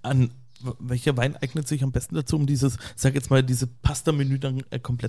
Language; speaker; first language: German; native; German